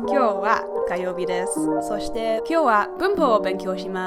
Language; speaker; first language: Japanese; non-native, learner; English